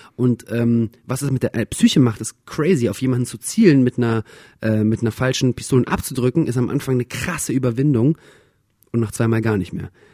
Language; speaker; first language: German; early bilingual, other home language; Russian